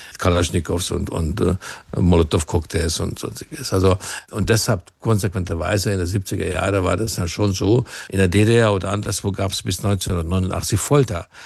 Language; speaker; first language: German; non-native, fluent; Hungarian